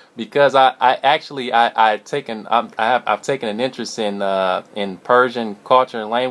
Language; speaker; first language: English; native; English